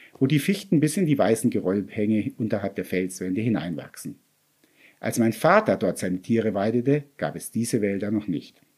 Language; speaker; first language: German; native; German